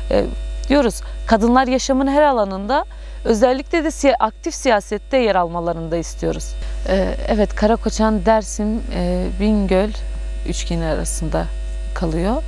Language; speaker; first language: Turkish; native; Turkish